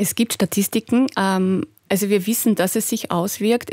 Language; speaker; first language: German; native; German